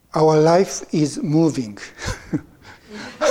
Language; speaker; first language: English; non-native, fluent; Japanese